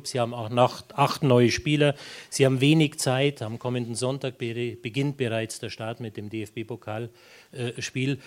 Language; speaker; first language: German; native; German